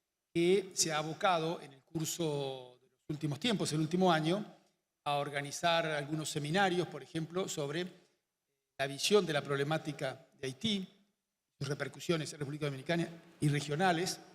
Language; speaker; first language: Spanish; native; Spanish